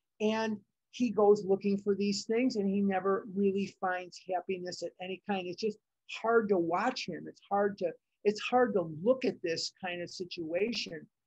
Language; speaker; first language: English; native; English